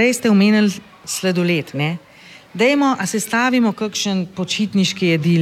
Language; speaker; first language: Slovenian; native; Slovenian